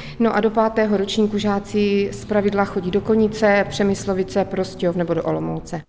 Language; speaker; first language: Czech; native; Czech